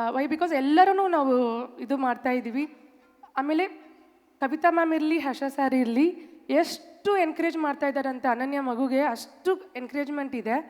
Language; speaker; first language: Kannada; non-native, local second language; Tamil